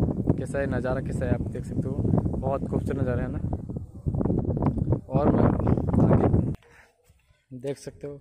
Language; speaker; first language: Hindi; non-native, local second language; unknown